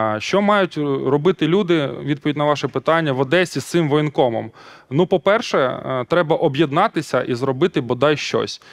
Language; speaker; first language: Ukrainian; non-native, local second language; Russian